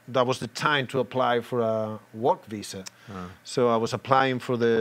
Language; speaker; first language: English; non-native, learner; Spanish